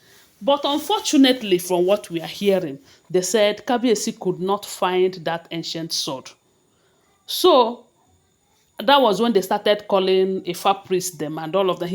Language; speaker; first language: English; non-native, local second language; Yoruba